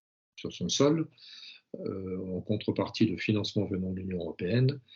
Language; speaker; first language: French; native; French